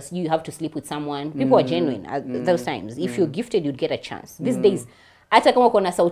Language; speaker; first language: English; non-native, local second language; Swahili